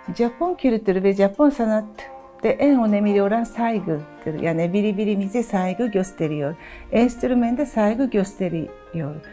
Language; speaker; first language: Turkish; non-native, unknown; Japanese